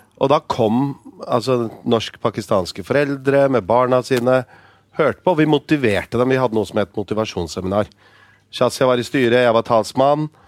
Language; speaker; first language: Norwegian; early bilingual, other home language; Urdu